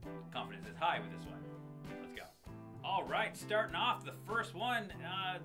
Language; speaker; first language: English; native; English